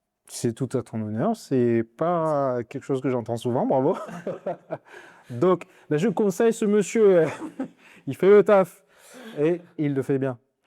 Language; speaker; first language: French; native; French